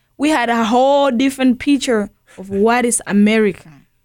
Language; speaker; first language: English; early bilingual, other home language; Rundi